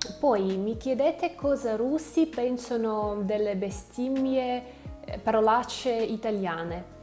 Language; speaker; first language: Italian; non-native, fluent; Russian